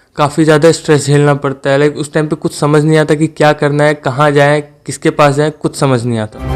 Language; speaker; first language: Hindi; native; Hindi